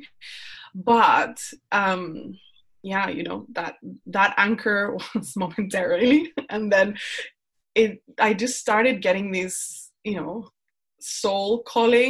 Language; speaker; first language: English; non-native, fluent; Spanish